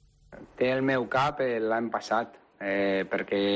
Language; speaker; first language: Catalan; non-native, local second language; Spanish